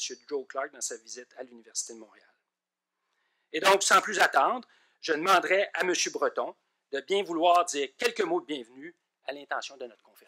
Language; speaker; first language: French; native; French